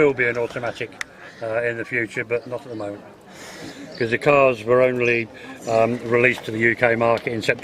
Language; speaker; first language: English; native; English